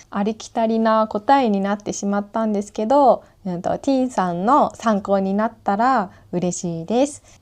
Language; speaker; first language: Japanese; native; Japanese